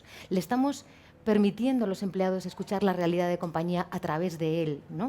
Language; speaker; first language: Spanish; native; Spanish